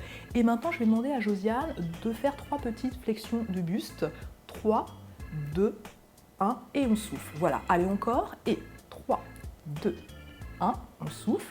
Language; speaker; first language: French; native; French